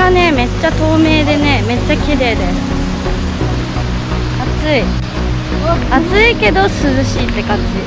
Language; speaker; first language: Japanese; native; Japanese